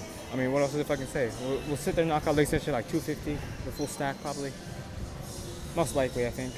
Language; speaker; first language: English; native; English